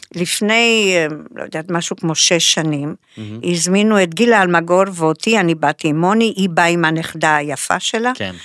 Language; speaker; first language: Hebrew; non-native, fluent; Spanish